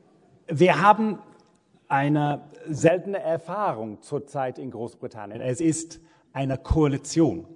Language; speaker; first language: German; non-native, fluent; English